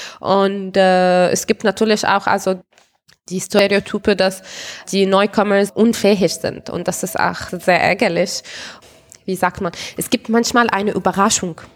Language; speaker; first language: German; non-native, fluent; Arabic